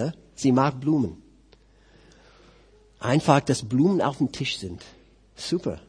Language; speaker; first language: German; non-native, fluent; English